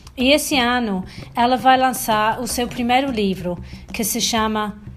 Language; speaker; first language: Portuguese; non-native, fluent; English